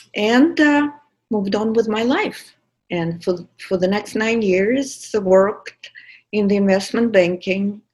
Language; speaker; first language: English; non-native, fluent; Russian